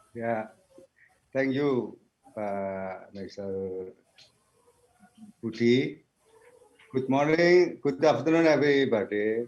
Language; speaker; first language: English; non-native, learner; Indonesian